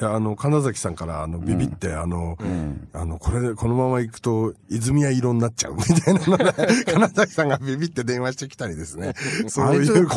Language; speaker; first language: Japanese; native; Japanese